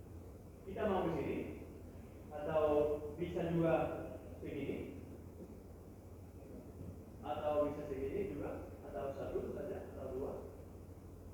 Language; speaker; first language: Indonesian; non-native, learner; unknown